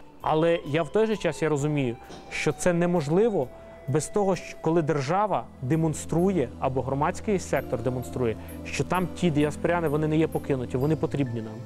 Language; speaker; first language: Ukrainian; native; Ukrainian